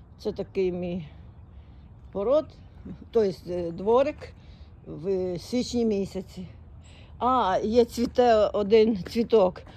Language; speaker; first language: Ukrainian; native; Ukrainian